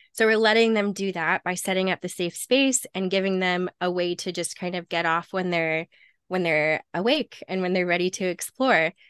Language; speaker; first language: English; native; English